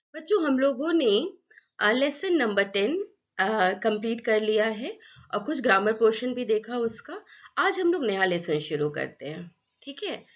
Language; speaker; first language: Hindi; non-native, local second language; Assamese